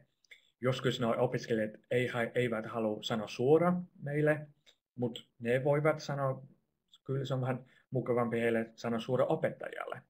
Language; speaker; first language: Finnish; non-native, fluent; English